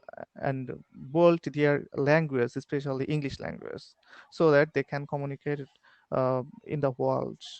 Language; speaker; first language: English; non-native, learner; Bangla